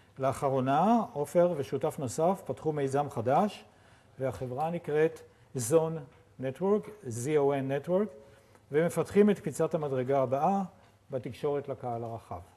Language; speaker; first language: Hebrew; native; Hebrew